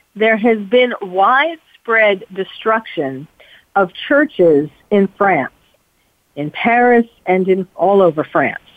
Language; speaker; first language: English; native; English